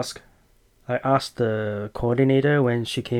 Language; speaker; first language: English; non-native, local second language; Chinese